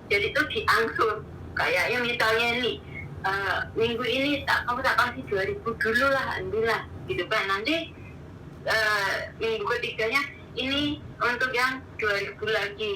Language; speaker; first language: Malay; non-native, local second language; Javanese